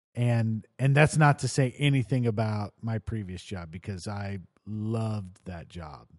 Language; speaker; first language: English; native; English